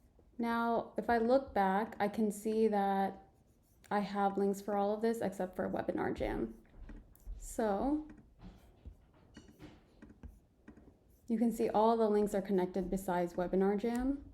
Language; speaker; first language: English; native; English